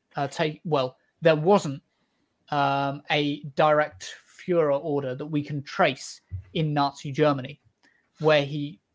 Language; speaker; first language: English; native; English